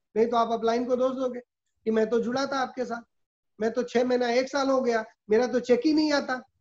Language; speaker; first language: Hindi; native; Hindi